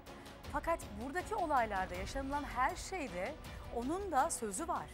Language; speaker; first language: Turkish; native; Turkish